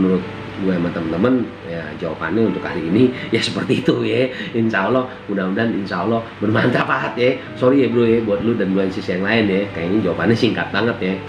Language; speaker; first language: Indonesian; native; Indonesian